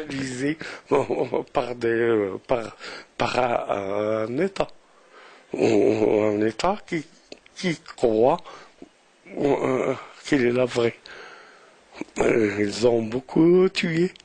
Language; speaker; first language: French; non-native, local second language; Arabic